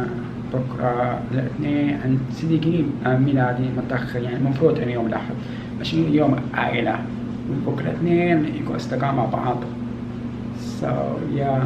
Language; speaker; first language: Arabic; non-native, learner; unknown